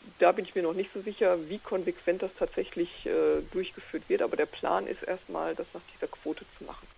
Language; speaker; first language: German; native; German